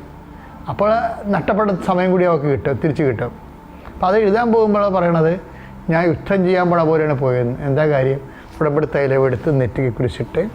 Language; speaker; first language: Malayalam; native; Malayalam